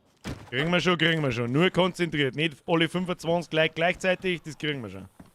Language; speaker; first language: German; native; German